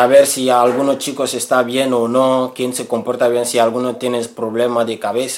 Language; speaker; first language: Spanish; non-native, learner; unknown